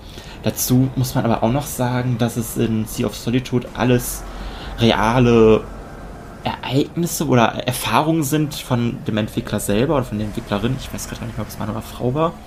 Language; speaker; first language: German; native; German